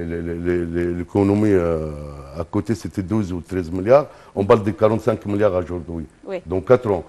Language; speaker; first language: French; non-native, fluent; Arabic